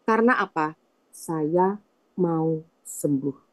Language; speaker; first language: Indonesian; native; Indonesian